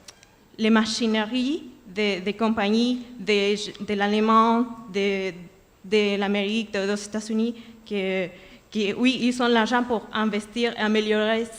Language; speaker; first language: French; non-native, fluent; Spanish